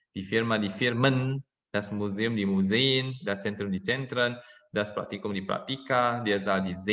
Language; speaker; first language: German; non-native, fluent; Indonesian